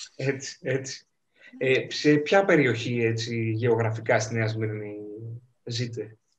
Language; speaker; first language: Greek; native; Greek